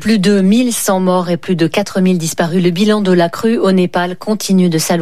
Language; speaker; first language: French; native; French